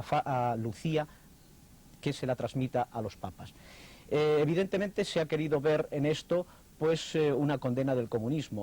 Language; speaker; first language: Spanish; native; Spanish